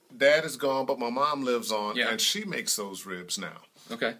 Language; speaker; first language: English; native; English